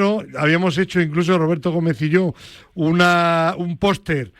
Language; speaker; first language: Spanish; native; Spanish